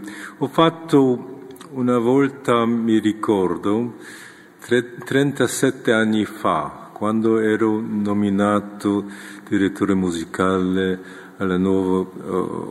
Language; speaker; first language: Italian; non-native, fluent; Korean